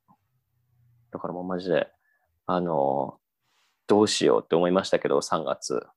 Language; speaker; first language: Japanese; native; Japanese